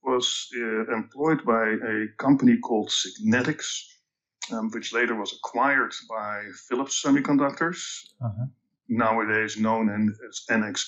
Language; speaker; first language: English; non-native, fluent; Dutch